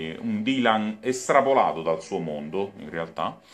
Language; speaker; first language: Italian; native; Italian